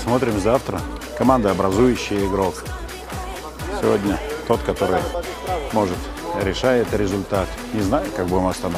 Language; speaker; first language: Russian; native; Russian